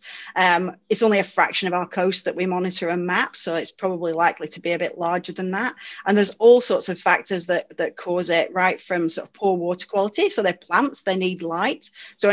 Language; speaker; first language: English; native; English